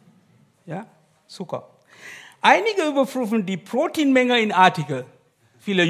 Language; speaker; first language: German; non-native, learner; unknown